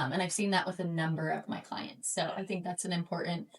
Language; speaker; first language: English; native; English